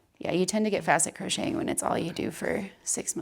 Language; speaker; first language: English; native; English